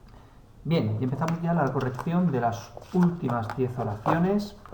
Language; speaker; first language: Spanish; native; Spanish